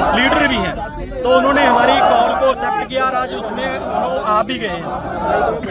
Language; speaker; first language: Hindi; non-native, local second language; Punjabi